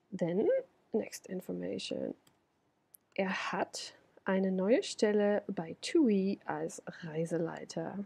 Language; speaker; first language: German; non-native, fluent; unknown